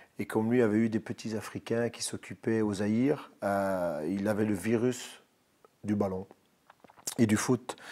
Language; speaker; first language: French; native; French